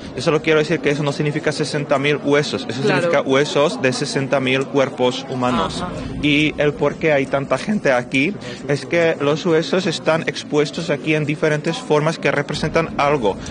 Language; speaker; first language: Spanish; non-native, fluent; Czech